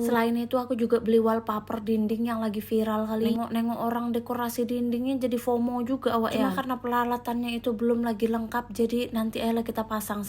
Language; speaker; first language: Indonesian; native; Indonesian